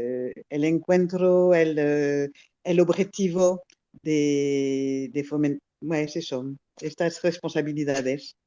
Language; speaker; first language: Spanish; non-native, fluent; French